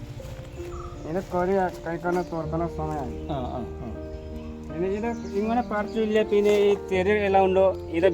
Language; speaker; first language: Malayalam; non-native, learner; Nepali